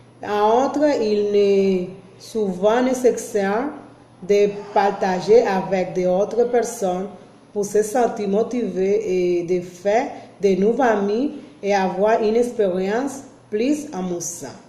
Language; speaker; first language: French; non-native, learner; Spanish